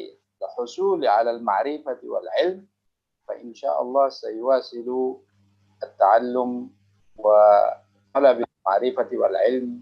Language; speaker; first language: Arabic; non-native, local second language; Indonesian